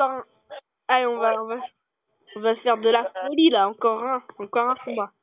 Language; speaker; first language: French; native; French